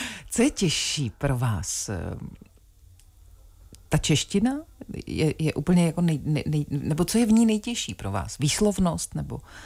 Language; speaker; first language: Czech; native; Czech